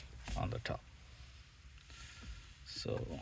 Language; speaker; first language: English; non-native, fluent; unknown